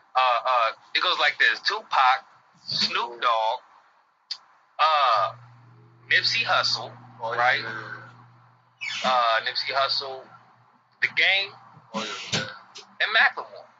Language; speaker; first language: English; native; English